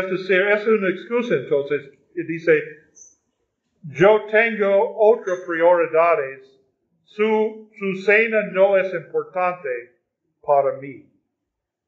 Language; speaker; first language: Spanish; non-native, fluent; English